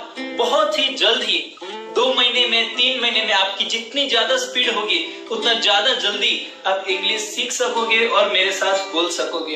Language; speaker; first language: Hindi; non-native, local second language; Gujarati